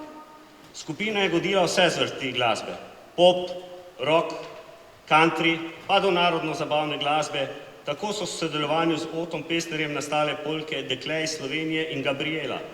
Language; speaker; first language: Slovenian; native; Slovenian